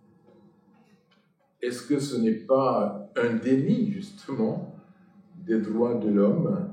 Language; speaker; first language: French; non-native, fluent; Arabic